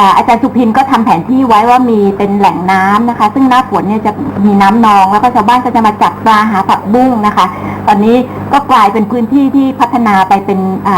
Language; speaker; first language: Thai; native; Thai